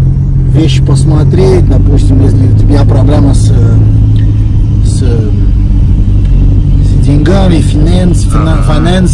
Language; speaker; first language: Russian; non-native, fluent; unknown